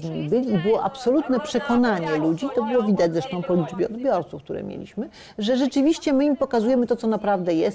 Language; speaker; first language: Polish; native; Polish